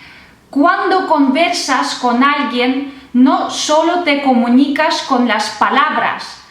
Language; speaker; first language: Spanish; non-native, fluent; Russian